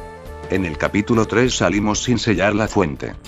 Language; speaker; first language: Spanish; native; Spanish